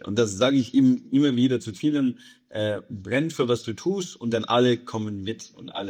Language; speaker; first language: German; non-native, fluent; English